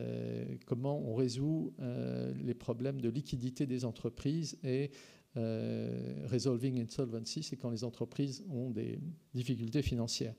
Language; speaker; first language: French; native; French